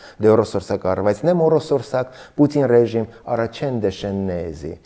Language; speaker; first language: Hungarian; non-native, learner; Armenian